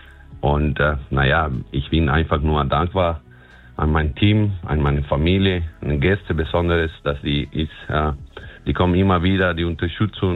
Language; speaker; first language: German; non-native, fluent; Spanish